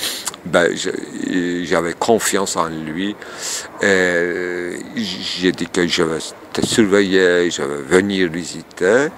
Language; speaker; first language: French; non-native, fluent; Turkish